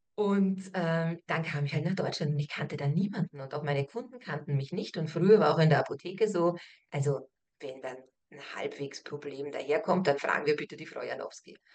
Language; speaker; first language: German; native; German